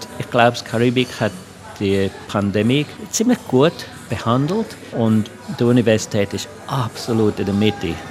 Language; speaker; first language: German; non-native, local second language; English